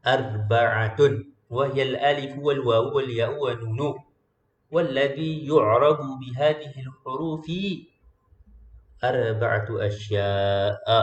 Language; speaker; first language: Arabic; non-native, fluent; Malay